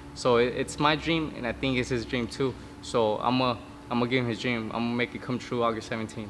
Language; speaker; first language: English; early bilingual, other home language; Spanish